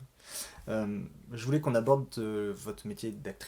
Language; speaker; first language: French; native; French